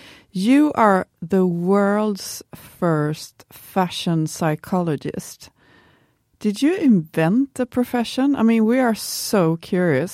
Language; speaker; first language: English; non-native, fluent; Swedish